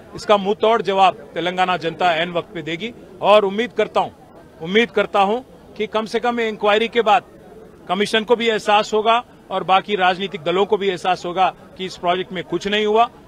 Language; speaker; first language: Hindi; non-native, local second language; Telugu